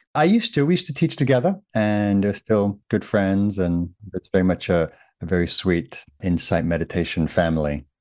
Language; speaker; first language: English; native; English